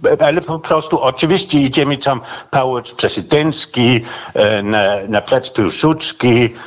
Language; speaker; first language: Polish; non-native, fluent; Danish